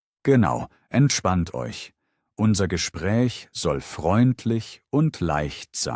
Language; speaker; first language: German; native; German